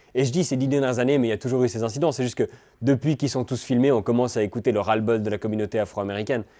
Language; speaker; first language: French; native; French